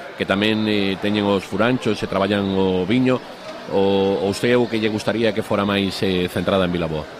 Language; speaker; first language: Galician; non-native, local second language; Spanish